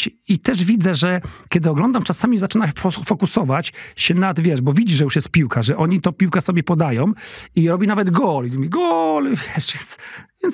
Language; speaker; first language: Polish; native; Polish